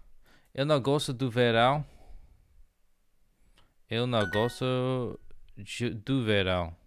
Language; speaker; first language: Portuguese; non-native, learner; English